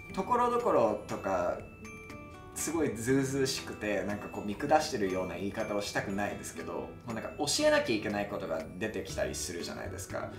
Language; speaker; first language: Japanese; non-native, fluent; English